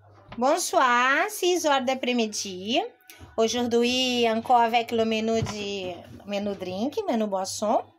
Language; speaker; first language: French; non-native, learner; Portuguese